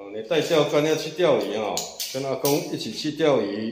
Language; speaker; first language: Chinese; non-native, local second language; Min Nan Chinese